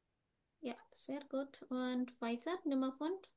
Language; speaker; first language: German; non-native, fluent; Indonesian